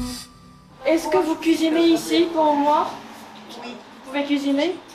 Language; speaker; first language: French; non-native, learner; Korean